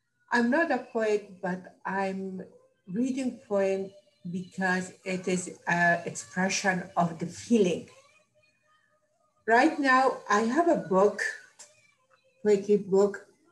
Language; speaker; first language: English; non-native, learner; Persian